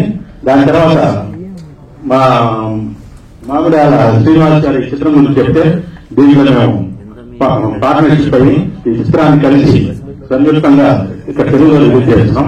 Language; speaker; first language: Telugu; native; Telugu